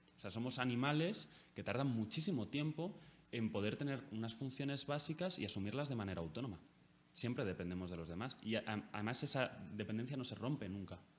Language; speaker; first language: Spanish; native; Spanish